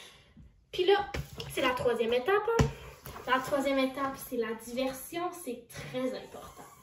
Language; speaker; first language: French; native; French